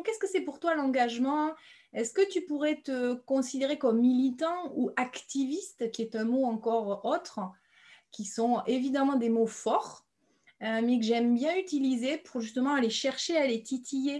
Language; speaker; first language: French; native; French